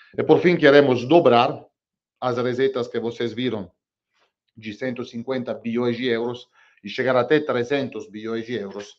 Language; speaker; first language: Portuguese; non-native, fluent; Italian